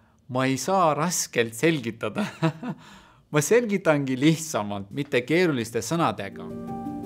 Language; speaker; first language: Estonian; non-native, fluent; Turkish